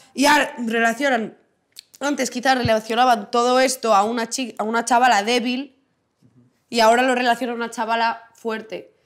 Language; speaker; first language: Spanish; non-native, local second language; Catalan